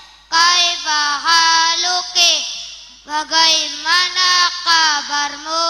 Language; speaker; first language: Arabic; non-native, learner; Indonesian